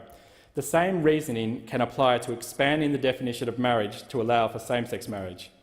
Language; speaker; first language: English; native; English